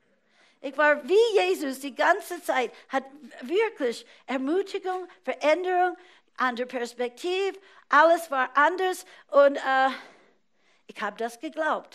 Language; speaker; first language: German; non-native, fluent; English